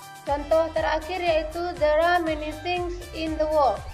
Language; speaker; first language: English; non-native, fluent; Indonesian